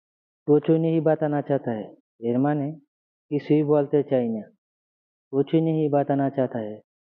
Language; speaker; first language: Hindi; non-native, fluent; Bangla